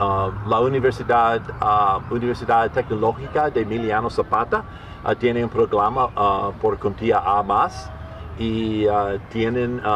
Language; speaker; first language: Spanish; non-native, learner; English